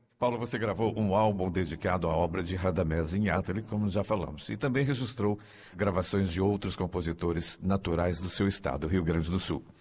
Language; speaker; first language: Portuguese; native; Portuguese